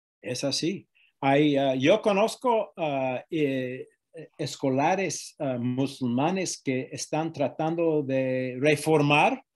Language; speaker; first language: Spanish; non-native, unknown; English